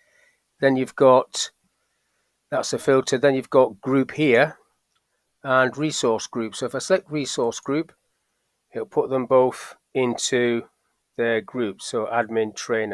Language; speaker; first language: English; native; English